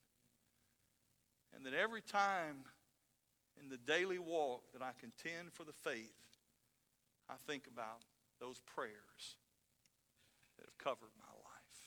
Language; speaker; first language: English; native; English